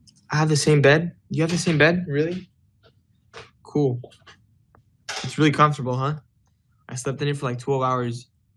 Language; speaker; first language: English; early bilingual, other home language; Spanish